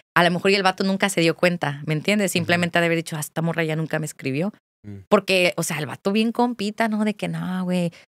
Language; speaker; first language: Spanish; non-native, fluent; English